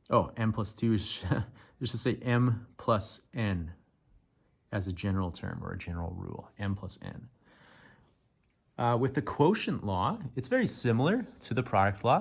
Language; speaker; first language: English; native; English